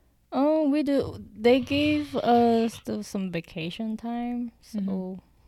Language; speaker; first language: English; non-native, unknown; Korean